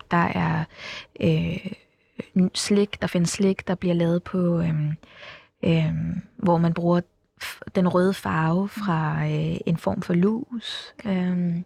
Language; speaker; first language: Danish; early bilingual, other home language; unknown